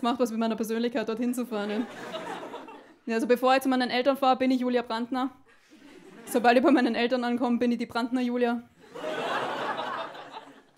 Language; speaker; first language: German; native; German